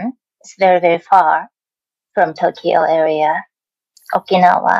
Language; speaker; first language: English; non-native, learner; Japanese